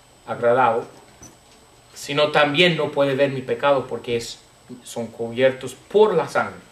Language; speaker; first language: Spanish; non-native, fluent; English